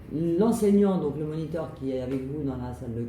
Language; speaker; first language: French; native; French